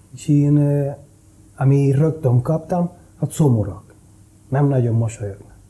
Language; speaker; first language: Hungarian; non-native, fluent; Spanish